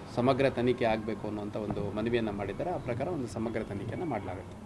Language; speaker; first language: Kannada; native; Kannada